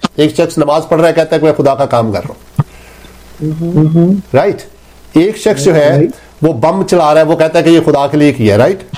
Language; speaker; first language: Hindi; native; Hindi